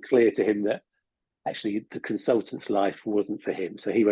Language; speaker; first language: English; native; English